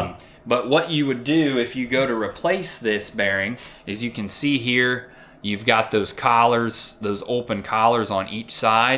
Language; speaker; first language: English; native; English